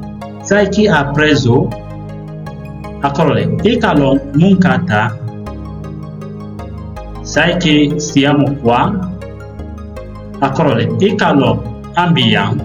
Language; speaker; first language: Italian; non-native, local second language; Mandingo